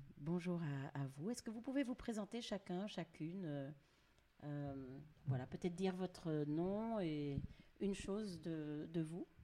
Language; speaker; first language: French; native; French